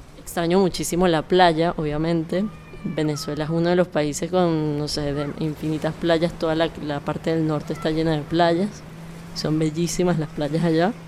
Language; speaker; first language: Spanish; native; Spanish